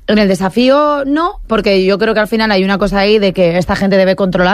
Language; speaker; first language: Spanish; native; Spanish